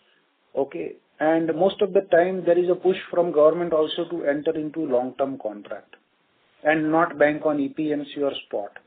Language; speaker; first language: English; non-native, local second language; Gujarati